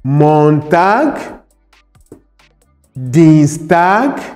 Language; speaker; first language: German; non-native, fluent; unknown